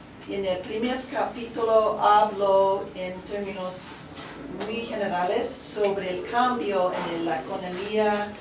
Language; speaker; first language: Spanish; non-native, fluent; English